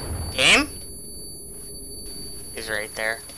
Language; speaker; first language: English; native; English